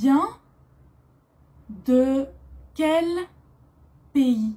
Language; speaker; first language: French; native; French